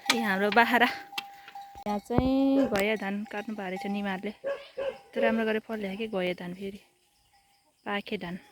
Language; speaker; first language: Nepali; non-native, local second language; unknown